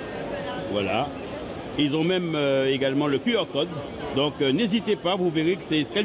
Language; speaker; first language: French; native; French